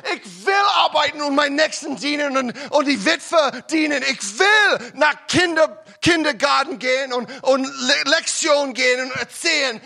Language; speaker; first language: German; non-native, learner; English